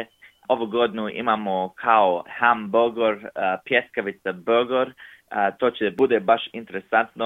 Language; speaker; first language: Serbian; early bilingual, heritage; English